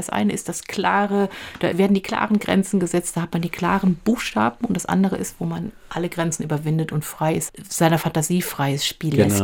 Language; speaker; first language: German; native; German